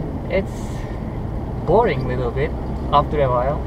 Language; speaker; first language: English; non-native, fluent; Turkish